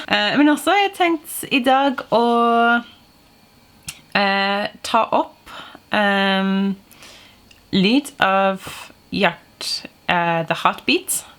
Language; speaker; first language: Norwegian; non-native, fluent; English